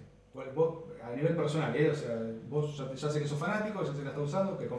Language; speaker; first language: Spanish; native; Spanish